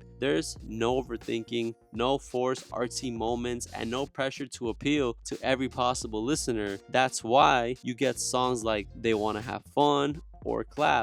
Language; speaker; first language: English; native; English